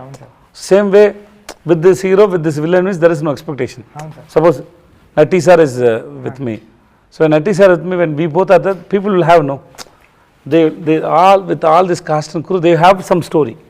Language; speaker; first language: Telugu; non-native, learner; Tamil